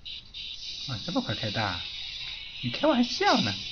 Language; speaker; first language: Chinese; native; Chinese